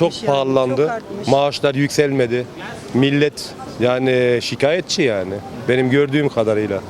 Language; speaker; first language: Turkish; early bilingual, heritage; Turkish